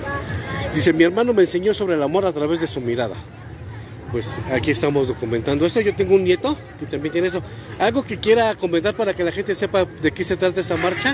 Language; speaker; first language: Spanish; native; Spanish